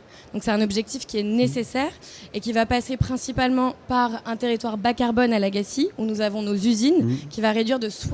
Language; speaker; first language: French; native; French